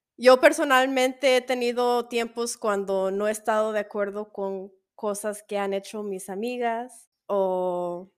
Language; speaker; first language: Spanish; early bilingual, heritage; Spanish